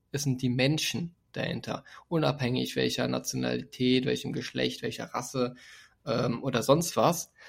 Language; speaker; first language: German; native; German